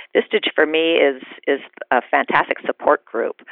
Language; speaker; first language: English; native; English